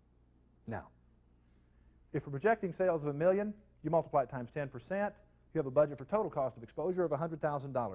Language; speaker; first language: English; native; English